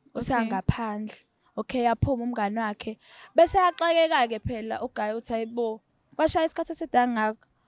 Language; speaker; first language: Zulu; native; Zulu